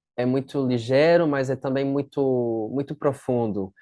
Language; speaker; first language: Portuguese; non-native, fluent; French